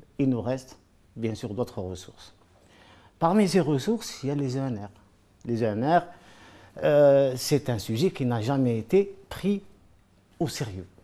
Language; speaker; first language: French; non-native, local second language; Arabic